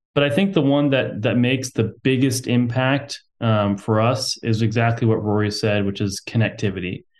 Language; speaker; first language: English; native; English